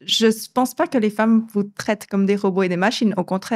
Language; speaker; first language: French; native; French